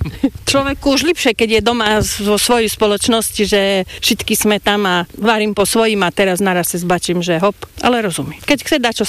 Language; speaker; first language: Slovak; non-native, local second language; Rusyn